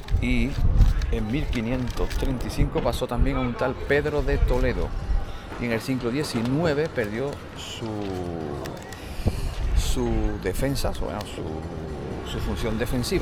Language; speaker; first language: Spanish; native; Spanish